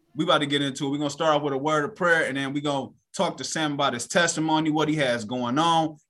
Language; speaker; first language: English; native; English